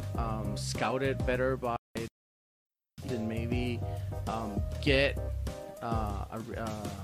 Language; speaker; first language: English; non-native, local second language; Spanish